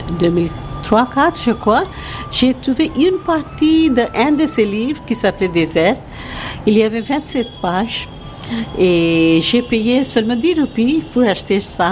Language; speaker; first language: French; non-native, fluent; Bangla